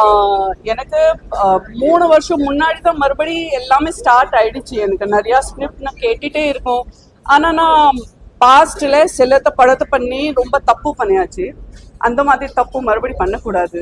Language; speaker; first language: Tamil; non-native, fluent; Gujarati